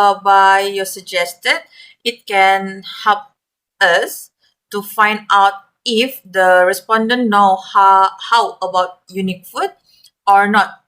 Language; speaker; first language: English; non-native, learner; Malay